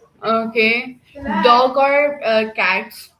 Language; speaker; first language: English; non-native, local second language; Urdu